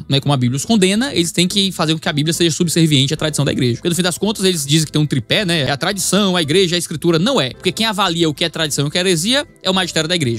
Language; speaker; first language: Portuguese; native; Portuguese